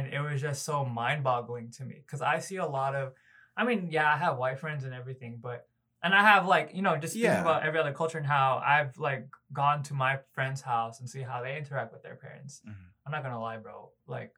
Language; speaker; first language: English; early bilingual, other home language; Cebuano